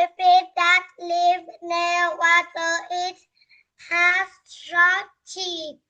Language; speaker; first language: English; non-native, learner; Vietnamese